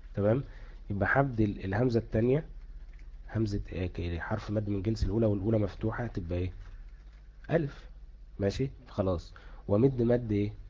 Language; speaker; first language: Arabic; native; Arabic